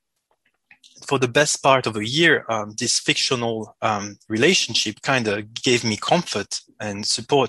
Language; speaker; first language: English; non-native, fluent; French